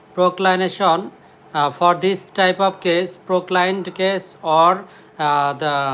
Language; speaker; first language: English; non-native, local second language; Bangla